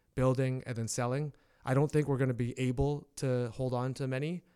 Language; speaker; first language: English; native; English